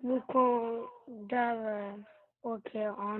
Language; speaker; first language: Igbo; non-native, learner; English